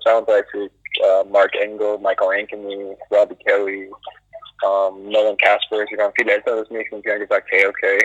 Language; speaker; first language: German; non-native, fluent; English